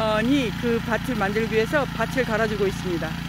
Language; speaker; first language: Korean; native; Korean